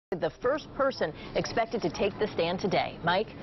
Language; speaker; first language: English; native; English